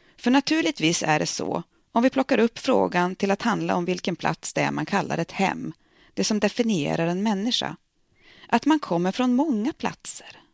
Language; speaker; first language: Swedish; native; Swedish